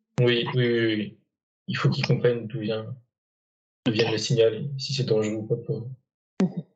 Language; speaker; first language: French; native; French